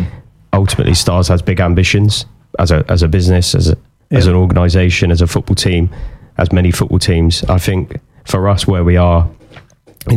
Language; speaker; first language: English; native; English